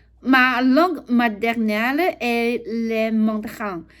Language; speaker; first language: French; non-native, learner; Chinese